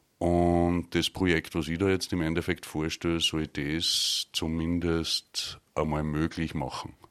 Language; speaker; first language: German; native; German